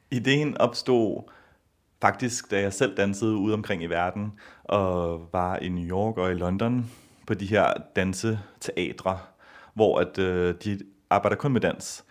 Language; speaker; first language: Danish; native; Danish